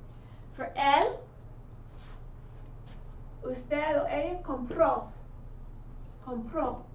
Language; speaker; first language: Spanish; non-native, fluent; English